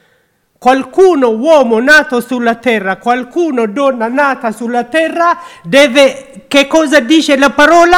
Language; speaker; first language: Italian; non-native, learner; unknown